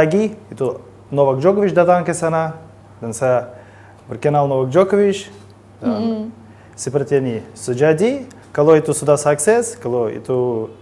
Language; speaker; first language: Indonesian; non-native, learner; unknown